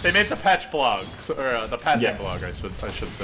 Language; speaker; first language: English; native; English